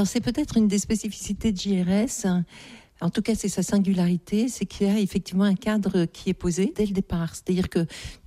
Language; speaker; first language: French; native; French